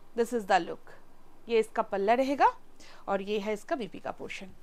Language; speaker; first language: Hindi; non-native, local second language; Bangla